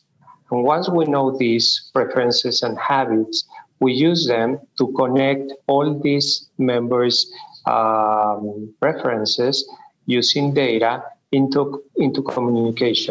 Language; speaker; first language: English; non-native, fluent; Spanish